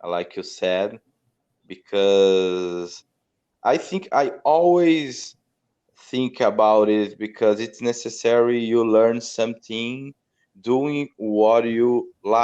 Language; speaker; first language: English; non-native, learner; Portuguese